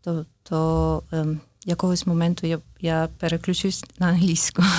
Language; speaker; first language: Ukrainian; non-native, local second language; Russian